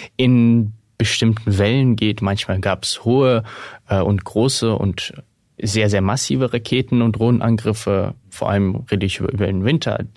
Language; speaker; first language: German; non-native, fluent; Ukrainian